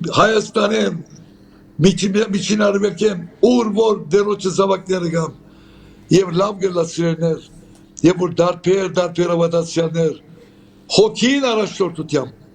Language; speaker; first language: Armenian; native; Armenian